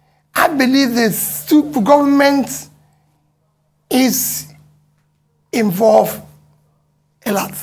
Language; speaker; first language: English; non-native, local second language; Igbo